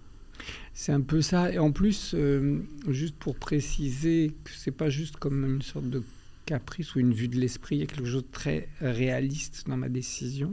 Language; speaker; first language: French; early bilingual, other home language; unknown